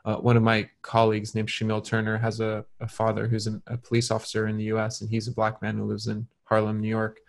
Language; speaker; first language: English; native; English